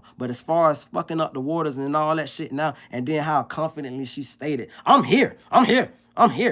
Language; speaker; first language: English; native; English